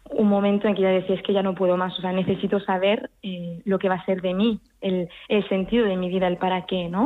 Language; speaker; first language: Spanish; early bilingual, heritage; Spanish